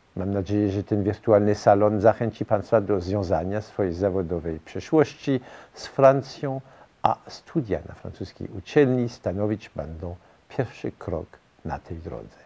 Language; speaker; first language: Polish; non-native, fluent; French